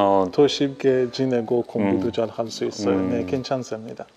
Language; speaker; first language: Korean; non-native, fluent; Persian